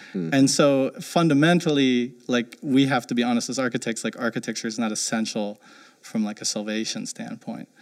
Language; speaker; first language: English; early bilingual, heritage; German